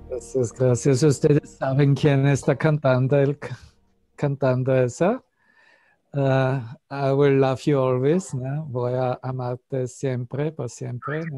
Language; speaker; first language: Spanish; non-native, fluent; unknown